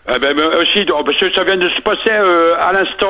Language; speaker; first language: French; native; French